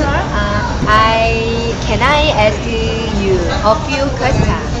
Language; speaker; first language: English; non-native, learner; Korean